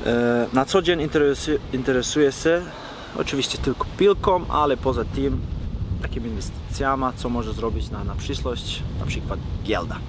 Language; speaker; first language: Polish; non-native, learner; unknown